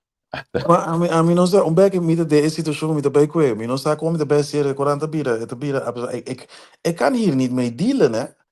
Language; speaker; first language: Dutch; non-native, local second language; Papiamento